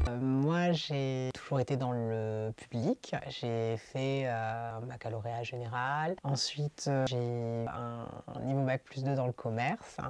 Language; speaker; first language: French; early bilingual, other home language; Kabyle